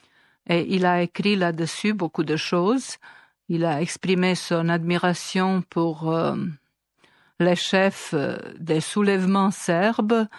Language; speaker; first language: French; non-native, fluent; Serbian